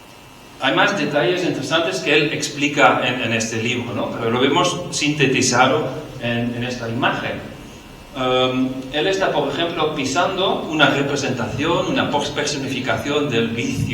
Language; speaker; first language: Spanish; non-native, fluent; Dutch